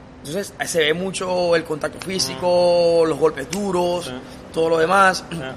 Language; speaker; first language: Spanish; native; Spanish